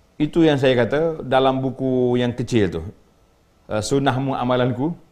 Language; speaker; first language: Malay; native; Malay